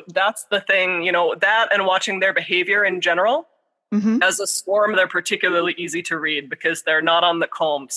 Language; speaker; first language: English; native; English